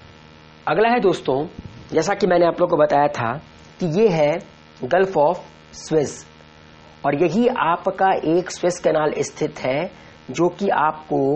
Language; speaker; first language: Hindi; native; Hindi